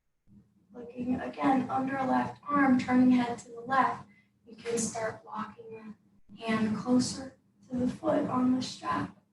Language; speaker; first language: English; native; English